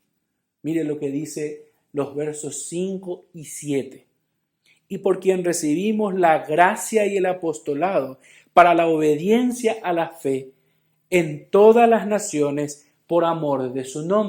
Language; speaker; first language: Spanish; native; Spanish